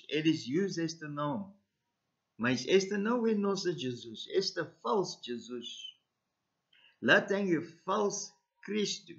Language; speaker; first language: Portuguese; non-native, learner; English